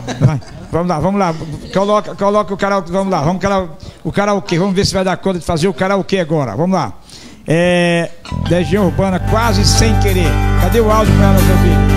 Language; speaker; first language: Portuguese; native; Portuguese